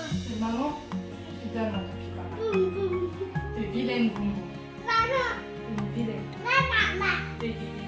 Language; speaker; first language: French; native; French